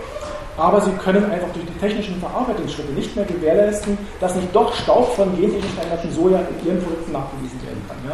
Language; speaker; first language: German; native; German